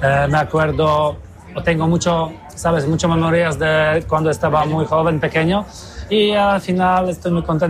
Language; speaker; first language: Spanish; non-native, learner; Polish